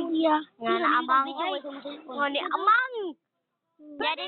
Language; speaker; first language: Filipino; non-native, local second language; Cebuano